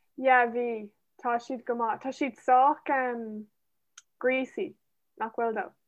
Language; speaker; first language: Irish; non-native, local second language; English